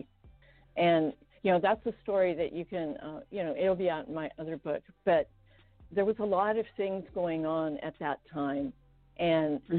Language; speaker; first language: English; non-native, fluent; Estonian